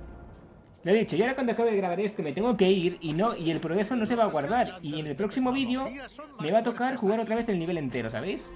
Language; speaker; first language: Spanish; native; Spanish